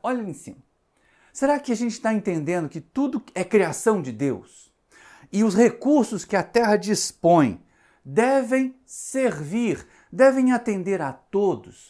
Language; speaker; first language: Portuguese; native; Portuguese